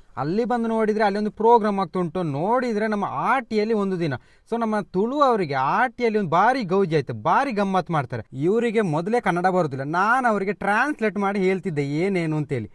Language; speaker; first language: Kannada; non-native, local second language; Tulu